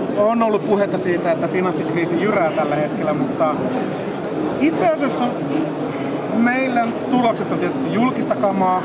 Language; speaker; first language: Finnish; native; Finnish